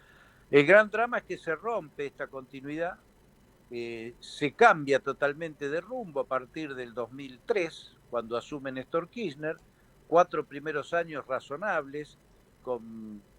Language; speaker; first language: Spanish; native; Spanish